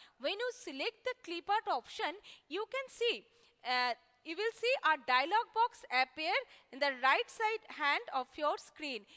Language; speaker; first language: English; non-native, local second language; Bangla